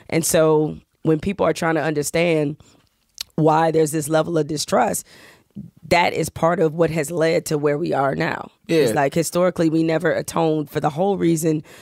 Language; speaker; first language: English; native; English